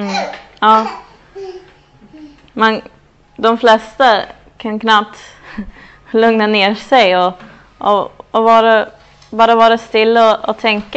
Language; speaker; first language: Swedish; non-native, fluent; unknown